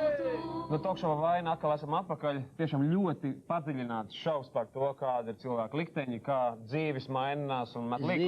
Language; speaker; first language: Latvian; native; Latvian